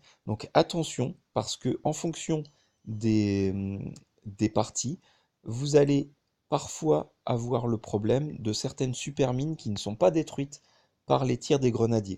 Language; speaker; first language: French; native; French